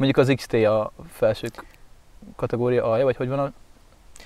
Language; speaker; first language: Hungarian; native; Hungarian